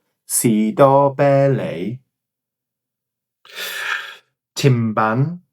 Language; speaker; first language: Cantonese; non-native, learner; English